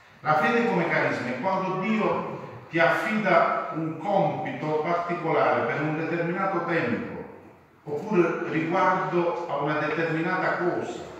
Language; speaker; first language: Italian; native; Italian